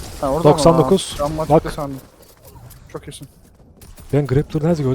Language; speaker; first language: Turkish; native; Turkish